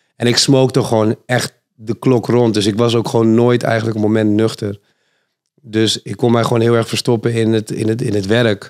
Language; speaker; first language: Dutch; native; Dutch